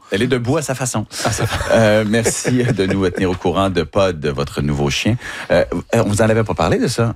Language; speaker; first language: French; native; French